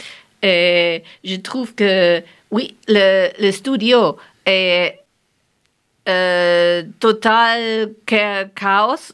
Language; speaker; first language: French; non-native, learner; German